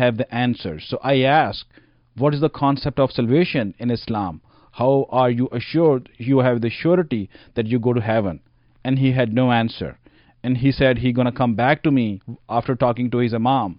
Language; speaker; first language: English; non-native, local second language; Punjabi